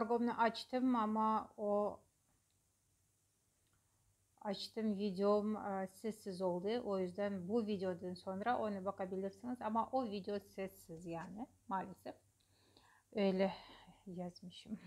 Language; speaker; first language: Turkish; non-native, learner; Russian